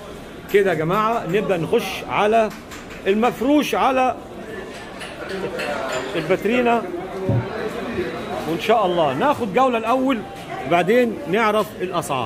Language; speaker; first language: Arabic; native; Arabic